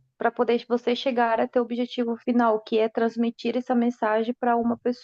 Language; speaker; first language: Portuguese; non-native, fluent; Spanish